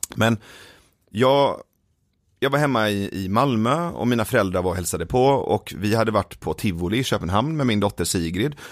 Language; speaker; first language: Swedish; early bilingual, other home language; Persian